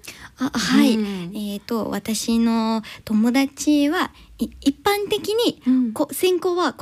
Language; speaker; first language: Japanese; non-native, learner; English